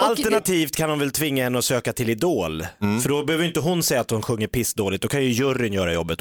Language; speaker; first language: Swedish; native; Swedish